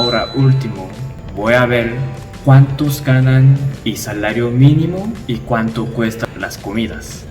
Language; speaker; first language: Spanish; non-native, learner; Korean